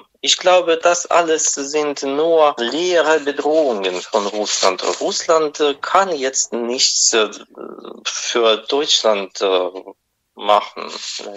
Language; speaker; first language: German; non-native, fluent; Russian